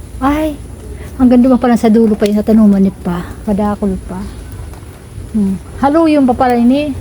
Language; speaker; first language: Filipino; non-native, local second language; Bikol